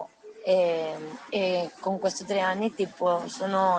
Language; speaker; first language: Italian; non-native, learner; Spanish